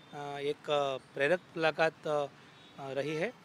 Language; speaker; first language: Hindi; non-native, local second language; Gujarati